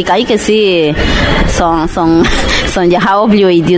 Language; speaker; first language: Danish; non-native, learner; Spanish